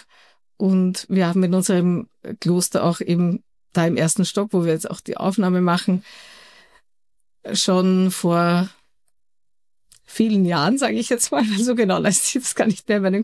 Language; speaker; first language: German; native; German